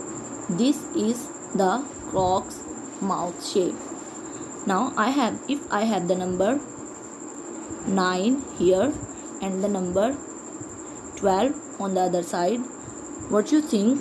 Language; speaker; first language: English; non-native, local second language; Urdu